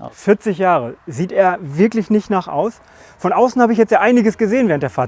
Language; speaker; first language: German; native; German